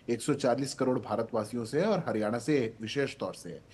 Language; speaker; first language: Hindi; native; Hindi